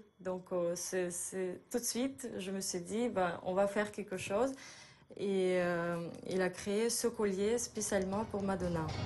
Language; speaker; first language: French; non-native, fluent; Russian